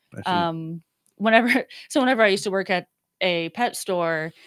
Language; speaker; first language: English; native; English